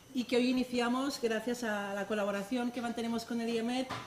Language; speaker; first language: Spanish; native; Spanish